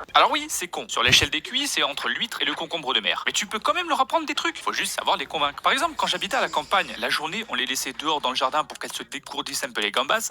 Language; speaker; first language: French; native; French